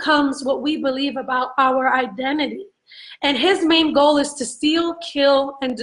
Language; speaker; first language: English; native; English